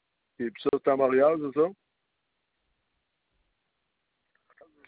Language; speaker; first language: French; native; French